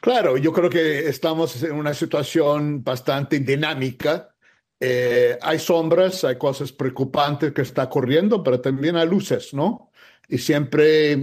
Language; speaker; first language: Spanish; non-native, fluent; English